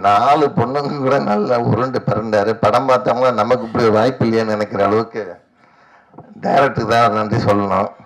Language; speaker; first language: Tamil; native; Tamil